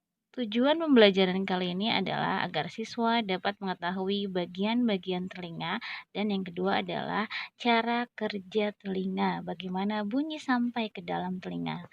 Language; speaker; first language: Indonesian; native; Indonesian